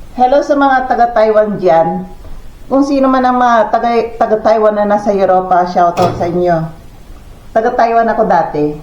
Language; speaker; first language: Filipino; non-native, local second language; Pangasinan